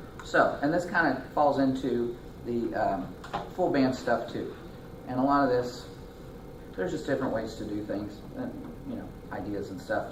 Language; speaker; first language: English; native; English